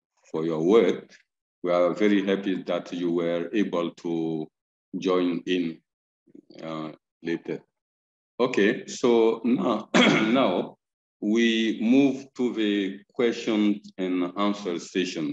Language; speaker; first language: English; non-native, fluent; Bambara